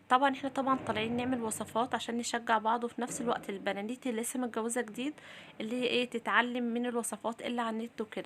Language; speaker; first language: Arabic; native; Arabic